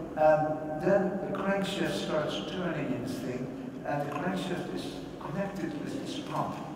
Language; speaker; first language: English; non-native, fluent; Dutch